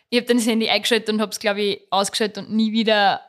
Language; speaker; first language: German; native; German